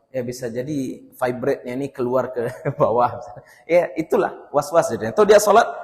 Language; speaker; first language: Malay; non-native, local second language; Minangkabau